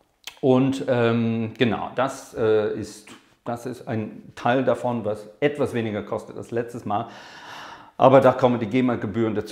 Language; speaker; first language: German; non-native, fluent; English